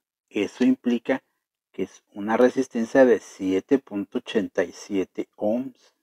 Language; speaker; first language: Spanish; native; Spanish